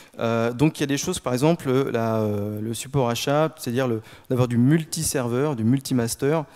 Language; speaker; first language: French; native; French